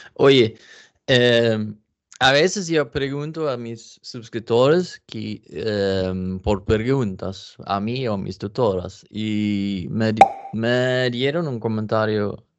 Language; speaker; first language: Spanish; non-native, learner; Norwegian